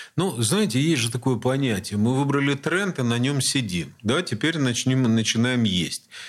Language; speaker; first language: Russian; native; Russian